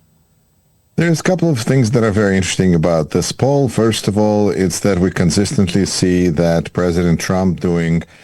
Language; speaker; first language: English; non-native, fluent; Russian